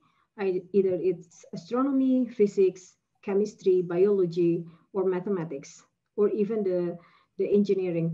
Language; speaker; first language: English; non-native, fluent; Indonesian